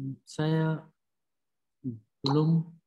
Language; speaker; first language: Indonesian; non-native, learner; Turkish